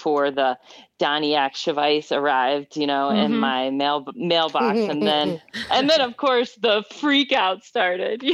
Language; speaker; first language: English; native; English